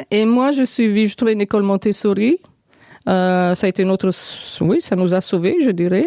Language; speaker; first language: French; non-native, fluent; Italian